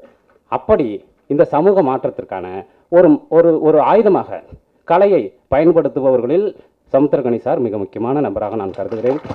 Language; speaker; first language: Tamil; native; Tamil